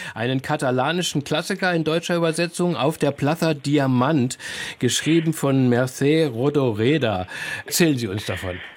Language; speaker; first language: German; native; German